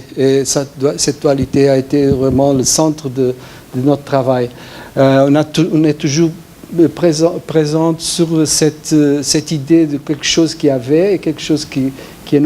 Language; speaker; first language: French; non-native, fluent; Portuguese